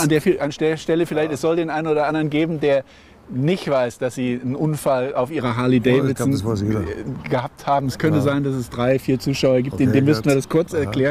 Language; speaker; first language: German; native; German